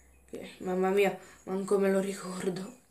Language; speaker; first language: Italian; native; Italian